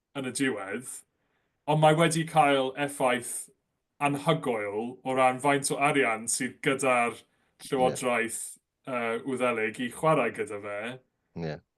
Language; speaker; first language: Welsh; non-native, local second language; English